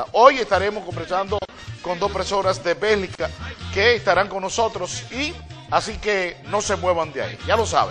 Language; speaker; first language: Spanish; native; Spanish